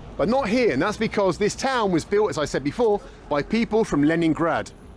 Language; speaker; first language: English; native; English